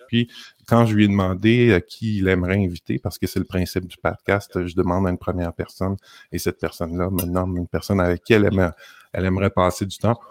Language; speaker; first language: French; native; French